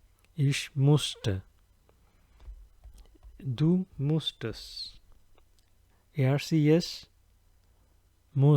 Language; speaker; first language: German; non-native, fluent; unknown